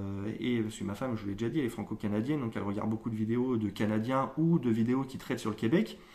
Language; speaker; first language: French; native; French